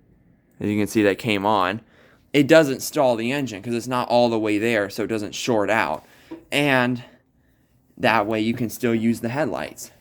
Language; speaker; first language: English; native; English